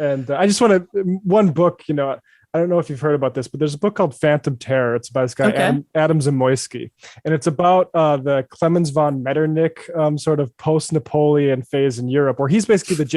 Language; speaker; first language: English; native; English